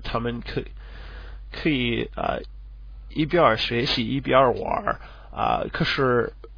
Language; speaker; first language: Chinese; non-native, learner; English